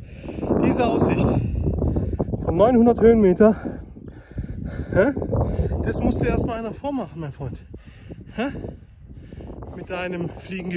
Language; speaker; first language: German; native; German